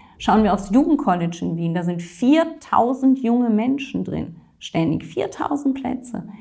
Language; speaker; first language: German; native; German